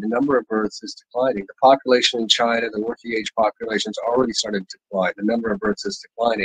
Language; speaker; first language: English; native; English